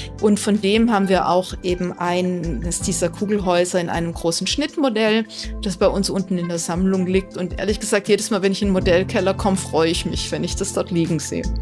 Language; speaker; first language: German; native; German